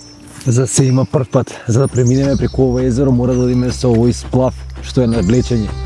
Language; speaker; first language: Macedonian; native; Macedonian